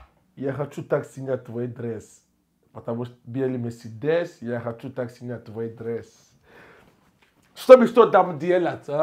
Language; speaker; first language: Russian; non-native, learner; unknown